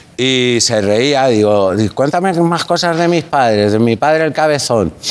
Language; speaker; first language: Spanish; native; Spanish